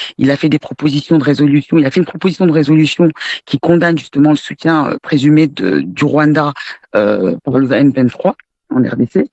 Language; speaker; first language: French; early bilingual, other home language; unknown